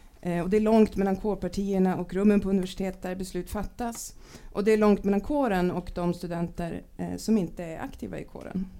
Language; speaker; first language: Swedish; native; Swedish